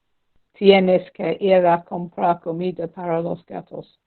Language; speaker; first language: Spanish; non-native, learner; English